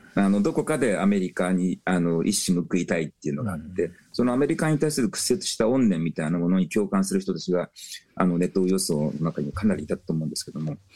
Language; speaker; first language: Japanese; native; Japanese